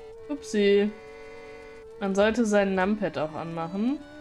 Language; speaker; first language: German; native; German